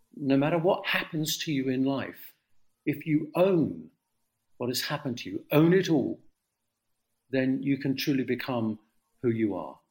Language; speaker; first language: English; native; English